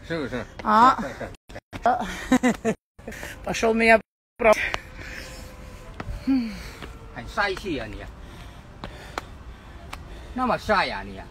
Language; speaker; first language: Chinese; non-native, learner; Russian